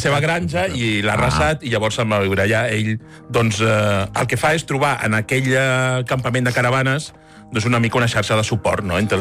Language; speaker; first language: Catalan; native; Catalan